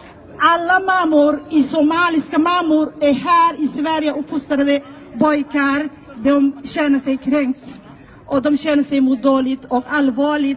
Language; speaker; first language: Swedish; non-native, learner; Somali